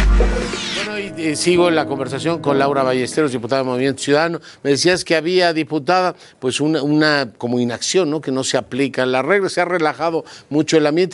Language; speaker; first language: Spanish; native; Spanish